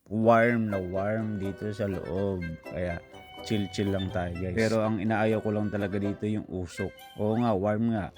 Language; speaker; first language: Filipino; native; Filipino